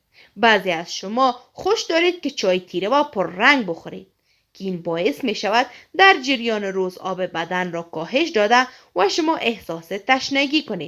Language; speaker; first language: Persian; native; Persian